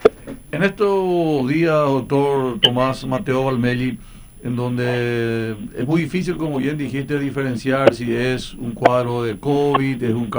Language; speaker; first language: Spanish; native; Spanish